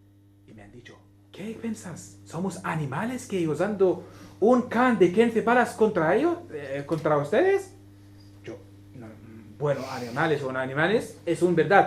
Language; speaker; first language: Spanish; non-native, learner; Arabic